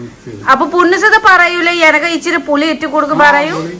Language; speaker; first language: Malayalam; non-native, fluent; Nepali